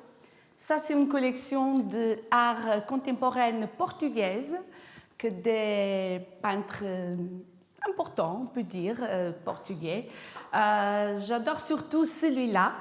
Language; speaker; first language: French; non-native, fluent; Portuguese